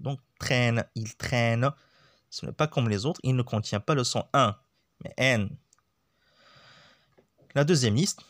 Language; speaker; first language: French; non-native, local second language; Arabic